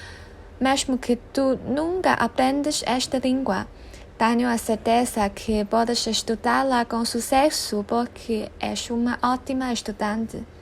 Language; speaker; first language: Portuguese; non-native, learner; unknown